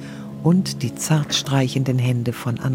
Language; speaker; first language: German; native; German